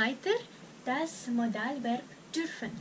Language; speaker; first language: German; non-native, fluent; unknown